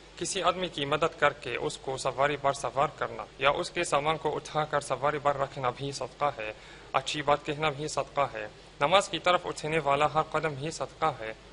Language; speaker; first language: Urdu; non-native, fluent; Arabic